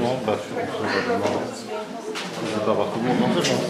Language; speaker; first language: French; native; French